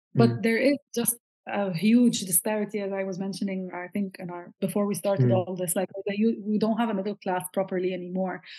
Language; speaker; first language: English; non-native, fluent; Arabic